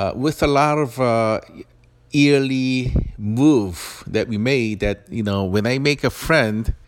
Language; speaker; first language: English; early bilingual, other home language; Korean